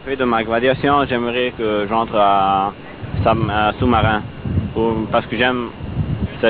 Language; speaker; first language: French; non-native, learner; Arabic